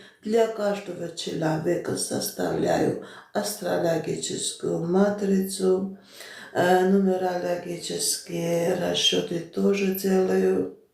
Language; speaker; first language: Russian; non-native, fluent; Armenian